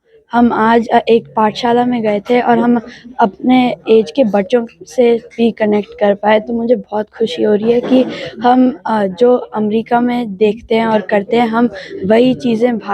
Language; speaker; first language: Hindi; early bilingual, heritage; Hindi